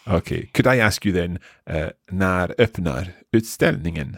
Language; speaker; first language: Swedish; non-native, learner; English